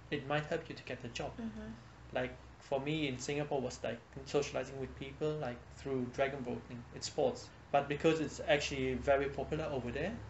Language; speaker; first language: English; non-native, fluent; Vietnamese